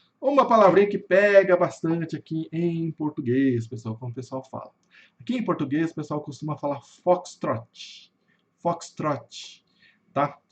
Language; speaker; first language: Portuguese; native; Portuguese